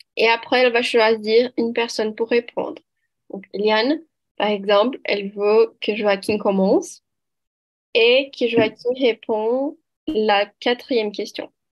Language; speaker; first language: French; non-native, learner; Portuguese